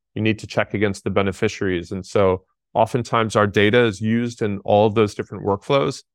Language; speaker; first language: English; native; English